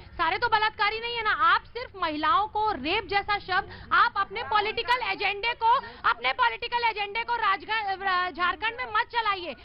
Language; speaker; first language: Hindi; native; Hindi